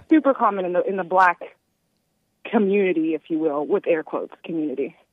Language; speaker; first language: English; native; English